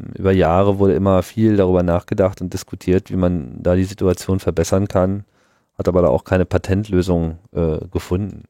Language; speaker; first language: German; native; German